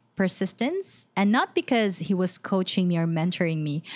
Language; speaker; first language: English; non-native, local second language; Filipino